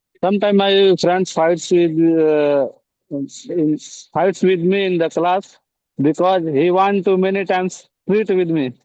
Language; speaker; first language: English; non-native, learner; Hindi